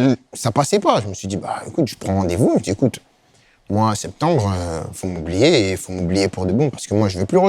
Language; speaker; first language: French; native; French